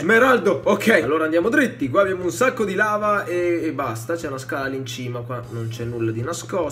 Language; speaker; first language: Italian; native; Italian